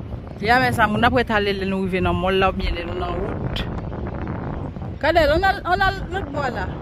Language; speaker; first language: French; non-native, local second language; Haitian Creole